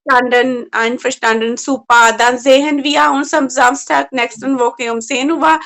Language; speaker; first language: German; non-native, learner; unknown